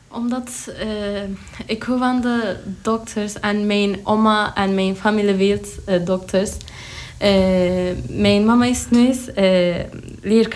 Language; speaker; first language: Dutch; non-native, learner; Turkish